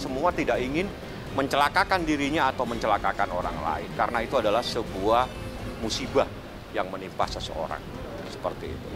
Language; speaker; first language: Indonesian; native; Indonesian